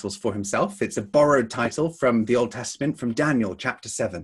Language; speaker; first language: English; native; English